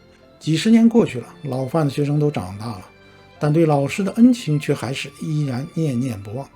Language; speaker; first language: Chinese; native; Chinese